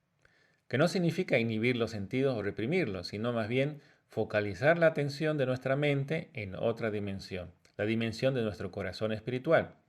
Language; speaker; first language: Spanish; native; Spanish